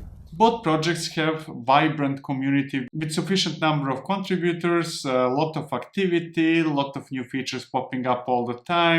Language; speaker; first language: English; non-native, fluent; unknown